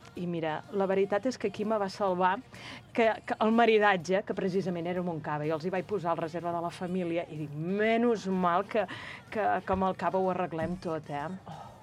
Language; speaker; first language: Catalan; native; Catalan